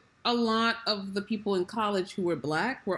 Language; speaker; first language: English; native; English